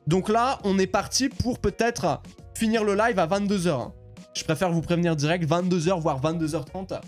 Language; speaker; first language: French; native; French